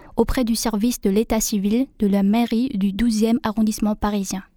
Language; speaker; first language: French; non-native, fluent; Vietnamese